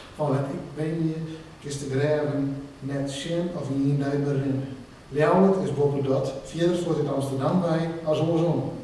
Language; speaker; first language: Dutch; non-native, local second language; Western Frisian